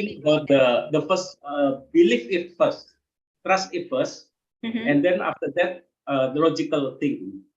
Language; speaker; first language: English; non-native, learner; Indonesian